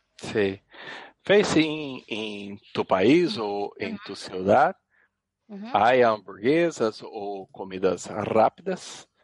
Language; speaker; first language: Spanish; non-native, learner; Portuguese